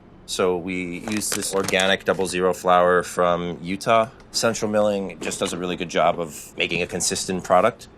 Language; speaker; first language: English; native; English